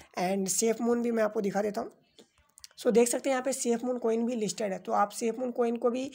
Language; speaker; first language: Hindi; native; Hindi